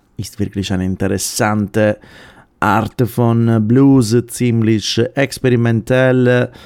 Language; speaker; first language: German; non-native, fluent; Italian